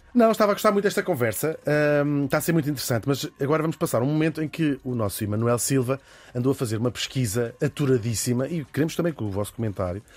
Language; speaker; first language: Portuguese; native; Portuguese